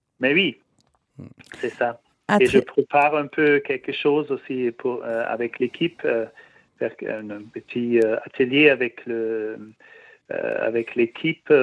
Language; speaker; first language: French; non-native, learner; German